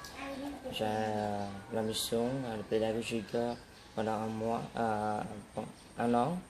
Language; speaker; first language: French; non-native, learner; Khmer